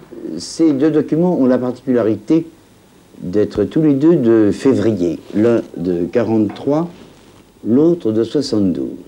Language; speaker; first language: French; native; French